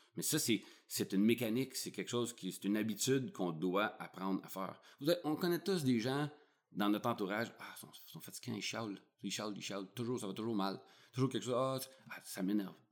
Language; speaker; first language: French; native; French